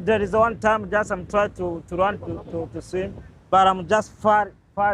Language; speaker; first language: English; non-native, learner; Kinyarwanda